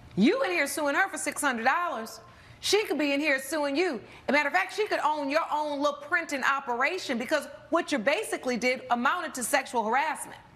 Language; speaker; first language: English; native; English